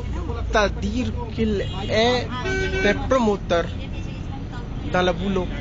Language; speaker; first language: French; non-native, learner; Hindi